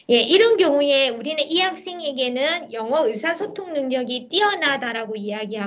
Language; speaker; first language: Korean; native; Korean